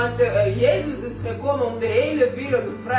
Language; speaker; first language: Dutch; non-native, learner; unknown